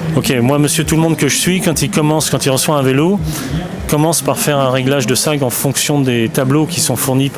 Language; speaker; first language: French; native; French